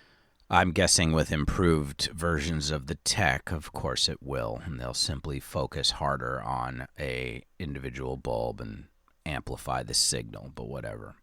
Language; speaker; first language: English; native; English